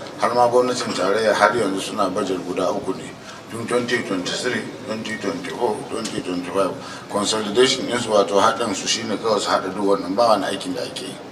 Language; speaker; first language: Hausa; native; Hausa